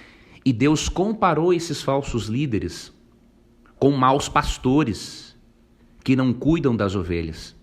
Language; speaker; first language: Portuguese; native; Portuguese